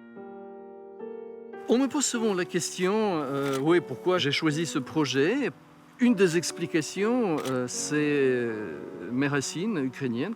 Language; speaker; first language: French; non-native, fluent; Ukrainian